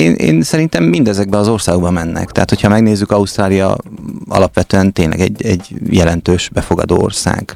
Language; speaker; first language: Hungarian; native; Hungarian